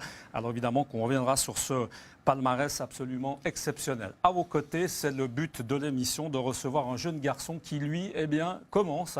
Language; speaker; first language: French; native; French